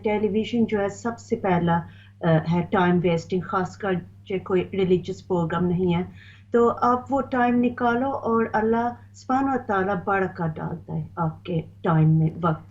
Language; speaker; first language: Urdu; early bilingual, heritage; Urdu